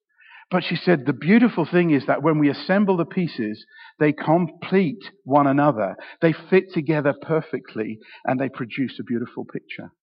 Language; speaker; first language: English; native; English